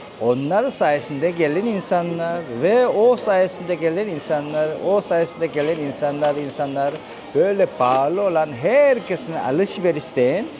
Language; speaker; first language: Turkish; non-native, fluent; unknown